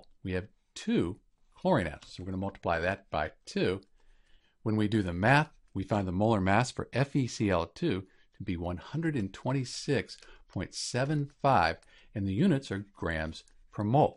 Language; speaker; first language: English; native; English